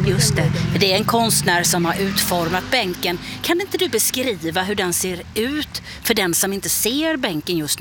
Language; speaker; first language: Swedish; native; Swedish